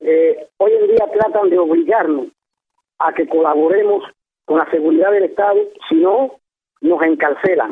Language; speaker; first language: Spanish; native; Spanish